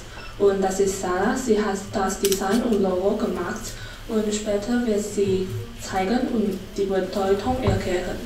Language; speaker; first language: German; non-native, learner; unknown